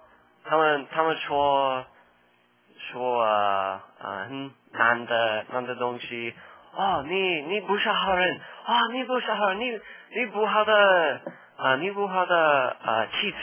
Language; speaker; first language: Chinese; non-native, learner; English